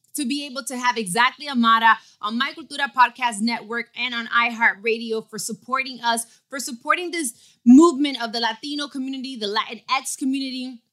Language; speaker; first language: English; early bilingual, other home language; Spanish